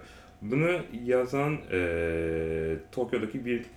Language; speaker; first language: Turkish; non-native, learner; Japanese